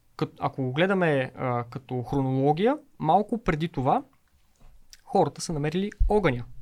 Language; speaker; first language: Bulgarian; native; Bulgarian